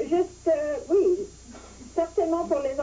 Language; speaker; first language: French; non-native, fluent; English